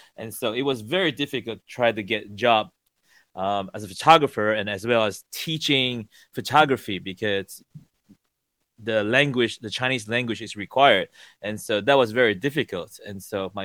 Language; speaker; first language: English; native; English